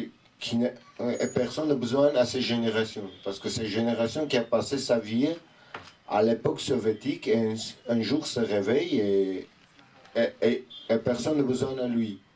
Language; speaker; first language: French; non-native, fluent; Armenian